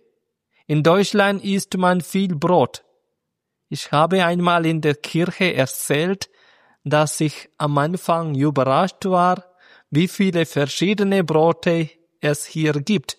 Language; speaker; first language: German; non-native, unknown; Malayalam